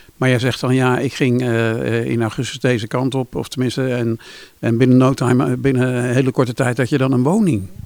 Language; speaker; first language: Dutch; native; Dutch